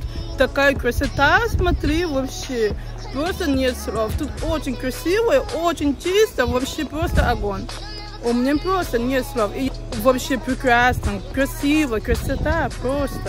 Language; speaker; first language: Russian; non-native, learner; English